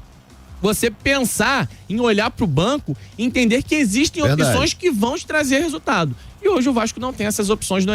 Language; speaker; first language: Portuguese; native; Portuguese